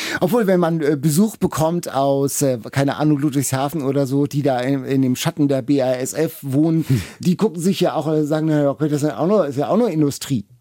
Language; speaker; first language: German; native; German